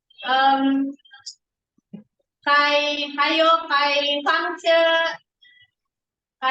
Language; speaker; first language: Chinese; non-native, learner; Indonesian